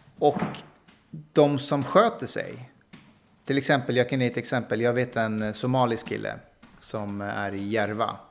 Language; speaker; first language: Swedish; early bilingual, other home language; Persian